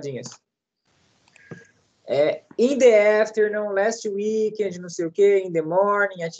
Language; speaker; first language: English; non-native, learner; Portuguese